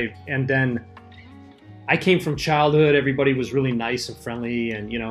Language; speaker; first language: English; native; English